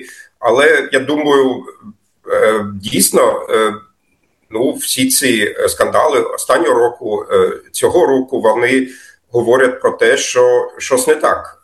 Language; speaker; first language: Ukrainian; non-native, fluent; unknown